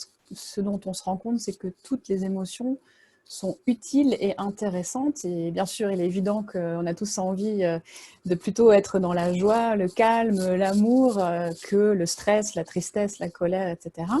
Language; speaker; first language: French; native; French